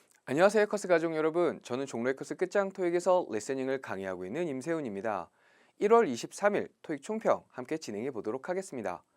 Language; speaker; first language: Korean; native; Korean